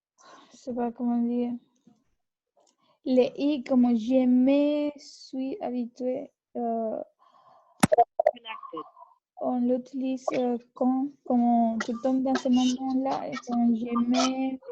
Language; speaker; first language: French; non-native, learner; Spanish